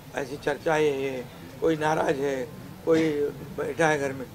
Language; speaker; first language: Hindi; non-native, local second language; Marathi